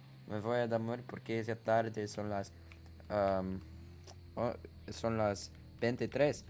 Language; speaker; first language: Spanish; non-native, learner; English